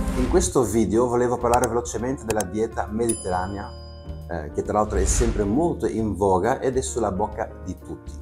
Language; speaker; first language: Italian; non-native, fluent; Latvian